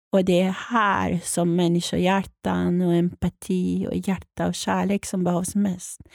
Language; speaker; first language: Swedish; non-native, fluent; Persian